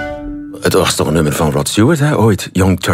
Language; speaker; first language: Dutch; native; Dutch